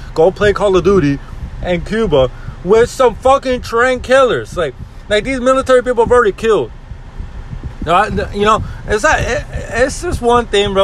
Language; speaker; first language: English; early bilingual, other home language; Spanish